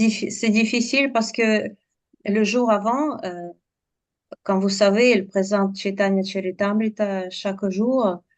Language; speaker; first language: French; non-native, fluent; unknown